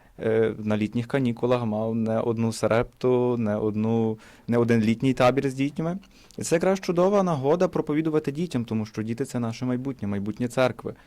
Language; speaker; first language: Ukrainian; native; Ukrainian